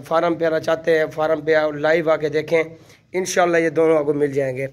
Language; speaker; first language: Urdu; non-native, local second language; Saraiki